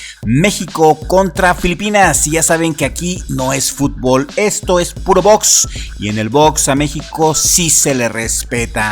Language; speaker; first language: Spanish; native; Spanish